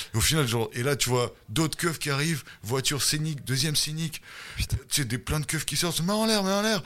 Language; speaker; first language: French; early bilingual, other home language; Russian